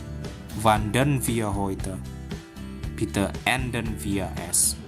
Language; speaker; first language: German; non-native, fluent; Indonesian